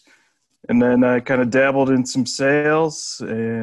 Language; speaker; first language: English; native; English